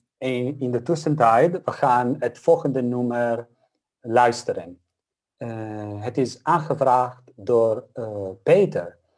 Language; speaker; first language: Dutch; non-native, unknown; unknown